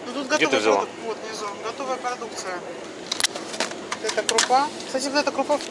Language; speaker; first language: Russian; native; Russian